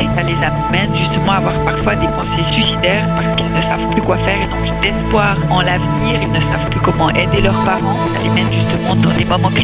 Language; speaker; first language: French; native; French